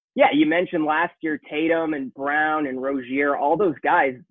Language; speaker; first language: English; native; English